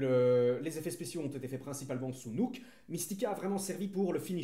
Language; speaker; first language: French; native; French